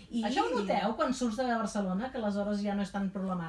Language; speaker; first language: Catalan; native; Catalan